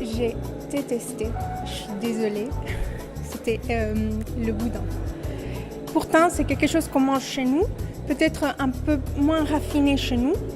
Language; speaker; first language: French; non-native, fluent; Spanish